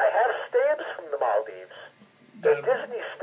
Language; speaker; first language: English; native; English